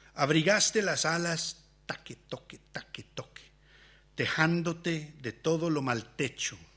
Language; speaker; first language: Spanish; early bilingual, heritage; Spanish